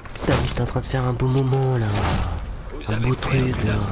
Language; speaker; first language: French; native; French